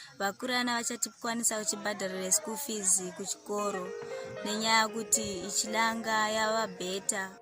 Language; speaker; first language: Shona; non-native, local second language; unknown